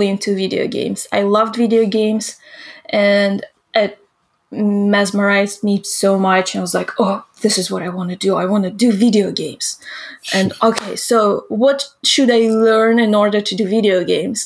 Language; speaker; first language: English; non-native, fluent; Russian